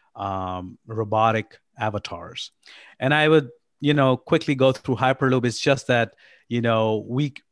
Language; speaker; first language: English; non-native, local second language; Urdu